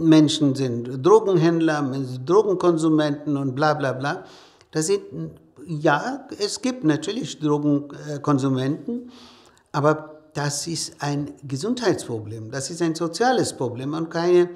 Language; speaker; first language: German; non-native, fluent; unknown